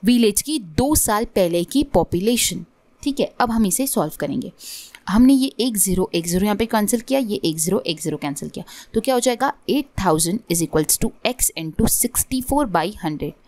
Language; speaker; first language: Hindi; non-native, local second language; Marathi